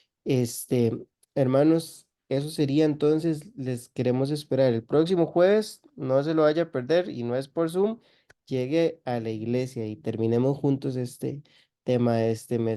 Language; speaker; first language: Spanish; native; Spanish